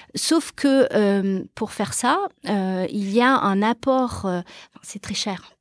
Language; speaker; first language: French; early bilingual, other home language; Portuguese